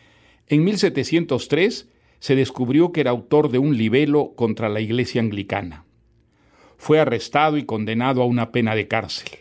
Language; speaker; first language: Spanish; native; Spanish